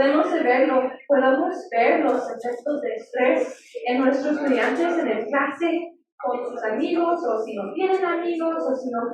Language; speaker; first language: Spanish; early bilingual, heritage; English